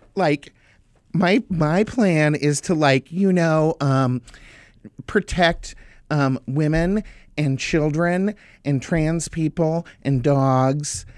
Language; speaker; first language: English; native; English